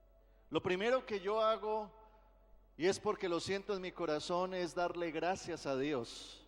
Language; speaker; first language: Spanish; native; Spanish